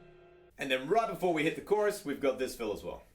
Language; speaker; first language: English; native; English